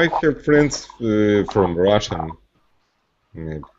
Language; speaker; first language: English; non-native, learner; Russian